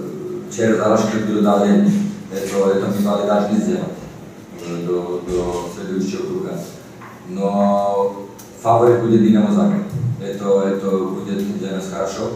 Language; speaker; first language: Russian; non-native, learner; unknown